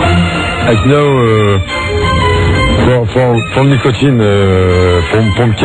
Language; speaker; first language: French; native; French